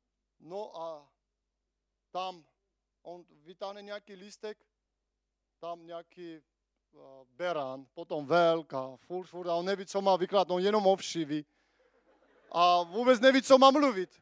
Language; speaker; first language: Czech; non-native, fluent; Armenian